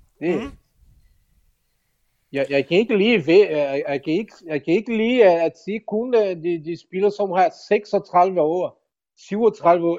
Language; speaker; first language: Danish; non-native, learner; Portuguese